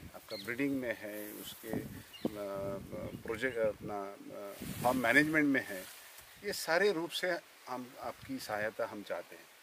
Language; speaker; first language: Hindi; non-native, local second language; Marathi